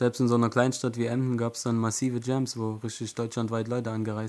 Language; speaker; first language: German; native; German